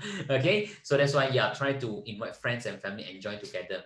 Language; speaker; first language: English; non-native, local second language; Malay